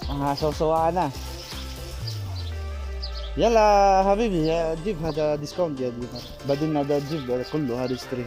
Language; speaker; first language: Arabic; non-native, learner; Filipino